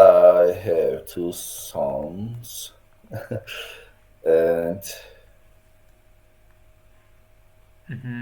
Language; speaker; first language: English; non-native, learner; Turkish